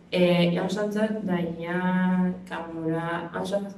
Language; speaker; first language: French; non-native, learner; Spanish